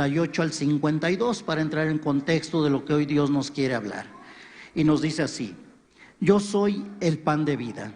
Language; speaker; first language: Spanish; native; Spanish